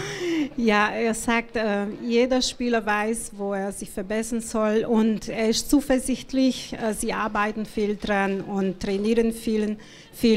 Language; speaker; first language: German; non-native, fluent; Portuguese